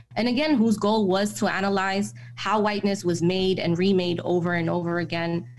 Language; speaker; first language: English; native; English